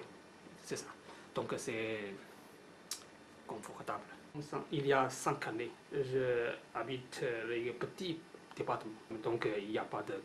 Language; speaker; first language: French; non-native, learner; Chinese